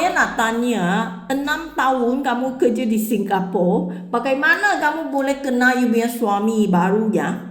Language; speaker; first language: Indonesian; non-native, learner; Filipino